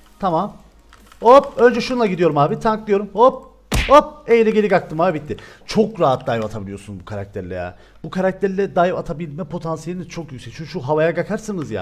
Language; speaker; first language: Turkish; native; Turkish